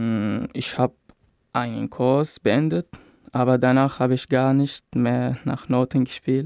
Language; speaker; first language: German; non-native, fluent; Arabic